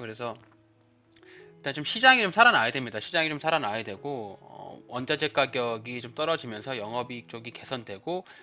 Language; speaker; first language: Korean; native; Korean